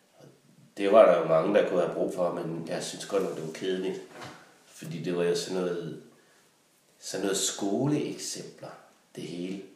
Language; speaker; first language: Danish; native; Danish